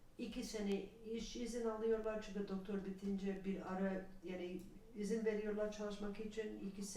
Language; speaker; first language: Turkish; non-native, learner; English